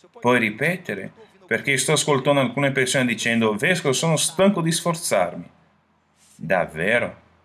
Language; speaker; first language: Italian; non-native, fluent; Portuguese